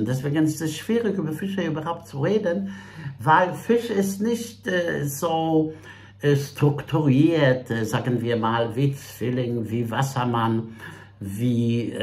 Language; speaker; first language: German; non-native, fluent; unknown